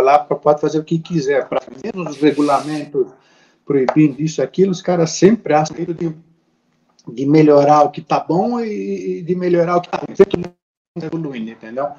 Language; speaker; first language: Portuguese; native; Portuguese